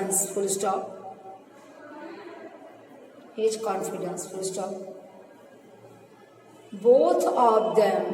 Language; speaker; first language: English; non-native, local second language; Hindi